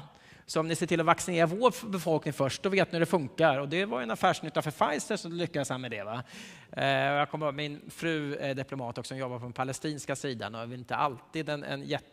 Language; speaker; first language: Swedish; native; Swedish